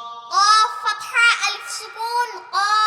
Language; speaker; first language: Arabic; non-native, learner; Bangla